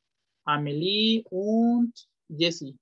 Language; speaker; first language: German; non-native, fluent; Spanish